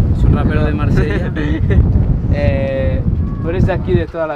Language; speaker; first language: Spanish; native; Spanish